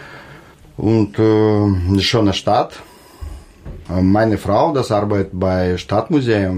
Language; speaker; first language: German; non-native, learner; Russian